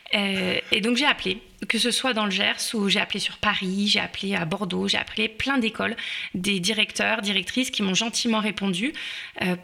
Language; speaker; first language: French; native; French